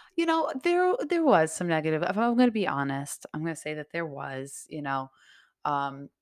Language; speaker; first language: English; early bilingual, other home language; Portuguese